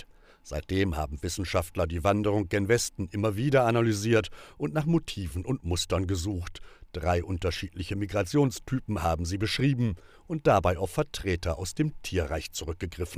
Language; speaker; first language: German; native; German